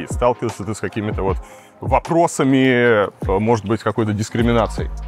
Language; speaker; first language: Russian; native; Russian